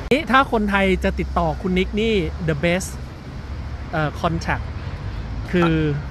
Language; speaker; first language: Thai; native; Thai